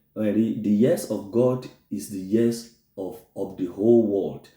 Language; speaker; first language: English; non-native, local second language; Yoruba